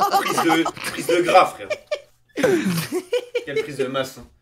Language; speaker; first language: French; native; French